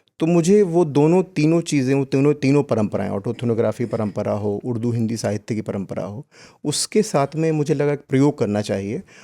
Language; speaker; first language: Hindi; native; Hindi